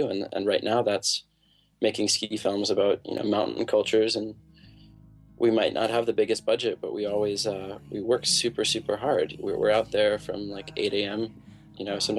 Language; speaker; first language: English; native; English